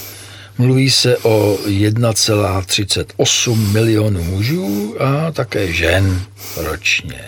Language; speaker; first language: Czech; native; Czech